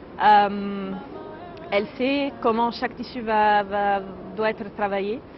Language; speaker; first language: French; non-native, fluent; Italian